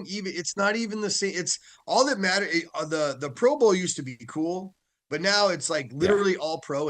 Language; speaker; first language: English; native; English